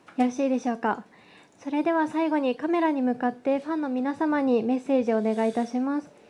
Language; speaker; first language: Japanese; native; Japanese